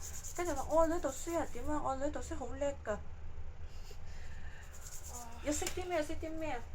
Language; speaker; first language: Cantonese; native; Cantonese